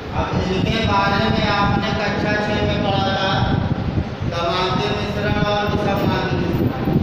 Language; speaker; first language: Hindi; native; Hindi